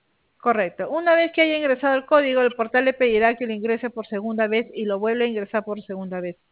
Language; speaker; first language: Spanish; native; Spanish